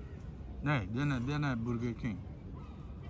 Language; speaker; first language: Swedish; early bilingual, other home language; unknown